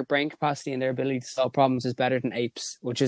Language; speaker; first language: English; native; English